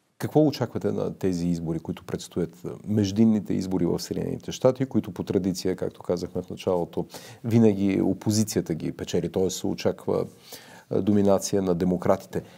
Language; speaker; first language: Bulgarian; native; Bulgarian